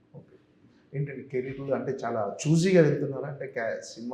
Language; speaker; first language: Telugu; native; Telugu